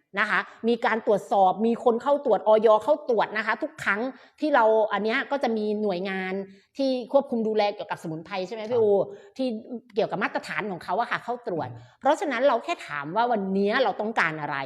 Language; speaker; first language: Thai; native; Thai